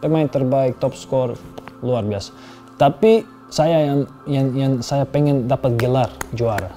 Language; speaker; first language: Indonesian; non-native, fluent; Serbian